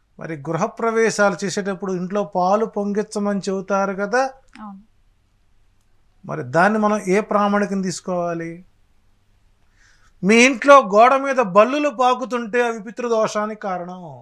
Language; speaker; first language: Telugu; native; Telugu